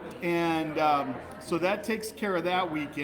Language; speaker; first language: English; native; English